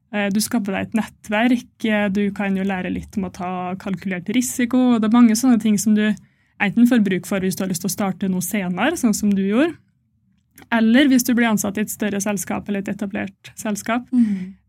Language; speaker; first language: Norwegian; native; Norwegian